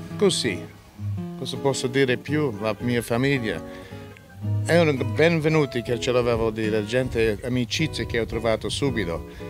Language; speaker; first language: Italian; non-native, learner; English